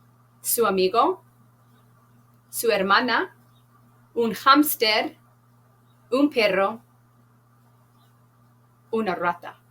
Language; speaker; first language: Spanish; non-native, fluent; English